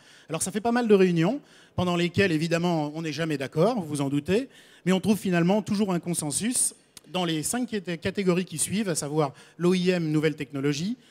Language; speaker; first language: French; native; French